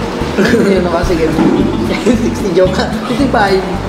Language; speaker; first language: Filipino; non-native, local second language; Cebuano